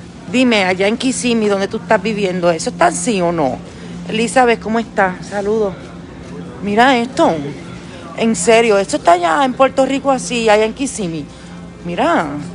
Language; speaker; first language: Spanish; early bilingual, heritage; Spanish